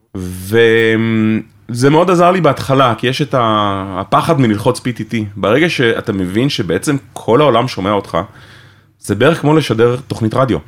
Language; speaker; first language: Hebrew; native; Hebrew